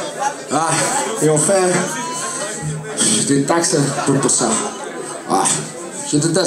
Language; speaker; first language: French; non-native, local second language; Dutch